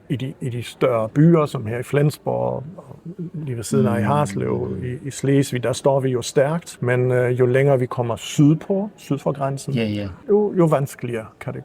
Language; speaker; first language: Danish; early bilingual, heritage; Danish